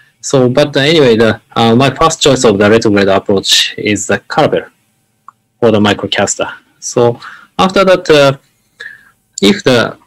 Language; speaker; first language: English; non-native, learner; Japanese